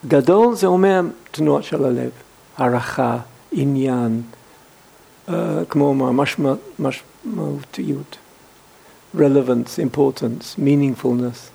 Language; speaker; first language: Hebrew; non-native, fluent; English